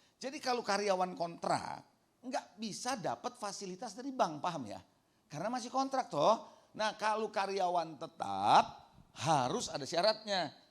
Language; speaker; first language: Indonesian; native; Indonesian